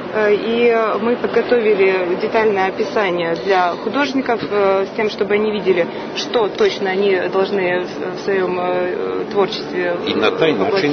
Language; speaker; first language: Russian; native; Russian